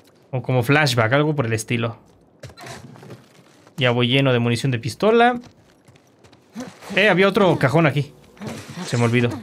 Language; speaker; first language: Spanish; native; Spanish